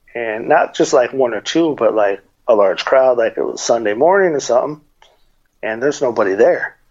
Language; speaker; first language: English; native; English